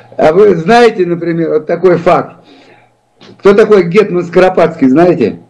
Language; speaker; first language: Russian; native; Russian